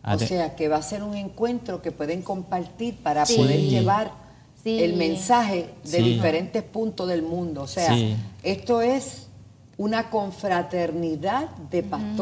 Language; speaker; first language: Spanish; native; Spanish